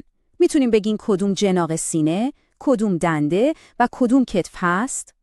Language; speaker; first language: Persian; native; Persian